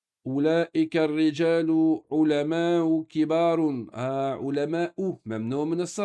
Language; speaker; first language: Arabic; non-native, fluent; French